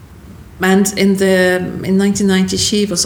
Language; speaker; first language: English; non-native, fluent; Swedish